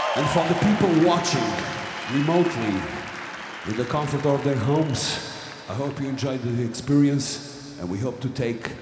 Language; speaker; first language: English; non-native, fluent; Portuguese